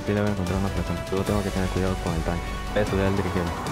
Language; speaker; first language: Spanish; native; Spanish